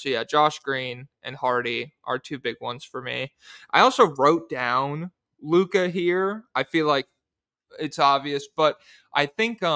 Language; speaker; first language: English; native; English